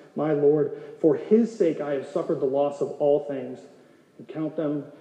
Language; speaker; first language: English; native; English